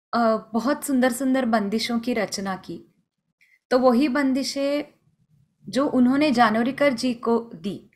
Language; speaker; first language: Hindi; non-native, local second language; Marathi